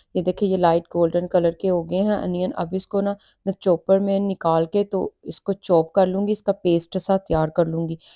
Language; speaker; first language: Urdu; native; Urdu